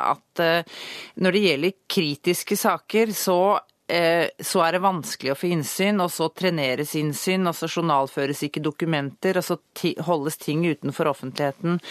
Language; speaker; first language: Norwegian; native; Norwegian